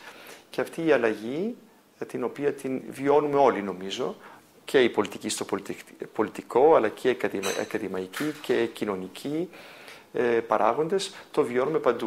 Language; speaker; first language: Greek; native; Greek